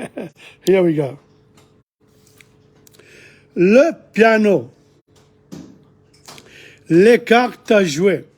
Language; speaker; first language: French; non-native, fluent; English